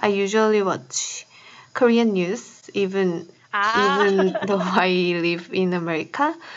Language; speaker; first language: English; non-native, fluent; Korean